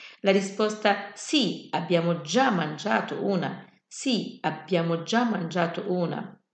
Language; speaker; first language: Italian; non-native, fluent; Arabic